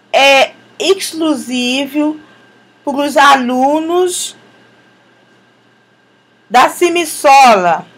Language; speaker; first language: Portuguese; non-native, fluent; Yoruba